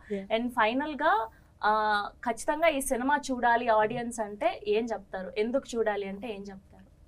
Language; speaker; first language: Telugu; native; Telugu